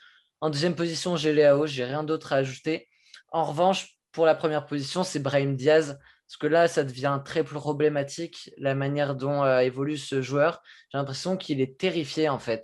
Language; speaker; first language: French; native; French